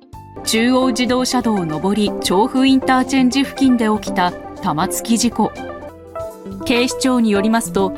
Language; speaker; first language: Japanese; native; Japanese